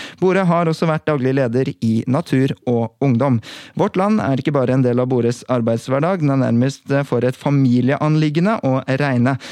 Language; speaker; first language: Norwegian; native; Norwegian